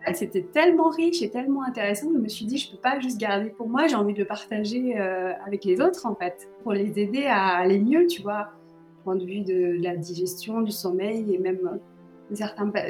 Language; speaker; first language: French; early bilingual, other home language; Sinhala